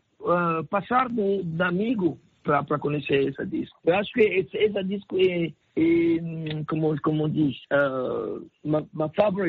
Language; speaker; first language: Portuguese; non-native, learner; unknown